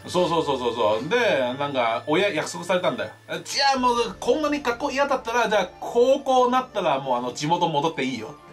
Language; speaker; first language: Japanese; non-native, fluent; Chinese